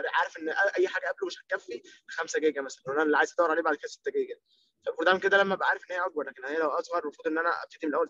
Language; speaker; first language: Arabic; native; Arabic